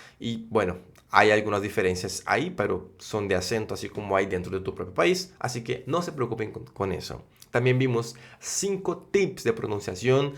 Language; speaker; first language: Spanish; non-native, fluent; Portuguese